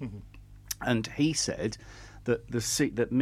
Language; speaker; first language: English; native; English